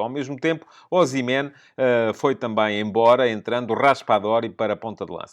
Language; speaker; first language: Portuguese; native; Portuguese